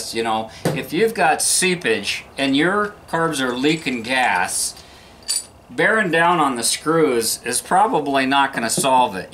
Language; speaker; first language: English; native; English